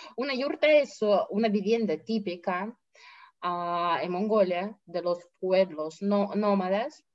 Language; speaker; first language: Spanish; non-native, fluent; Russian